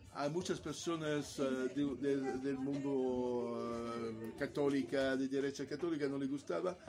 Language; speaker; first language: Spanish; non-native, fluent; Italian